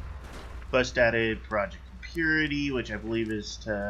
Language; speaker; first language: English; native; English